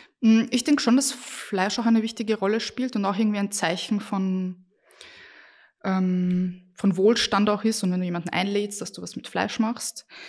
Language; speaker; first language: German; early bilingual, other home language; Bosnian